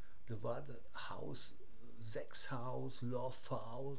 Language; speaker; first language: German; non-native, learner; English